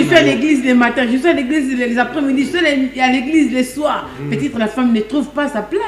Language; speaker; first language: French; non-native, local second language; Lingala